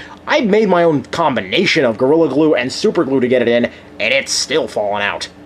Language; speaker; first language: English; native; English